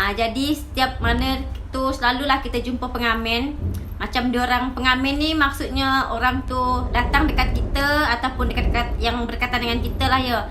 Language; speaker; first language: Malay; native; Malay